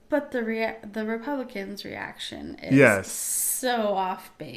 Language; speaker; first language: English; native; English